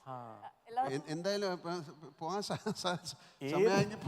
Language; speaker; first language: Malayalam; native; Malayalam